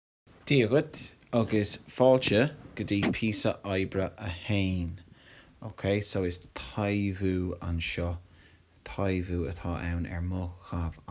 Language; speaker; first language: Irish; non-native, local second language; English